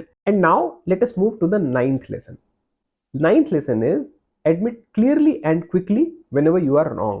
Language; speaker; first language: English; non-native, local second language; Hindi